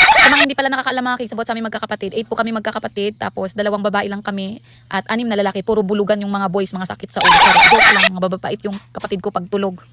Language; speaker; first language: Filipino; non-native, local second language; Cebuano